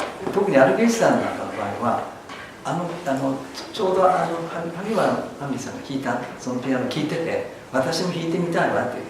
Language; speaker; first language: Japanese; native; Japanese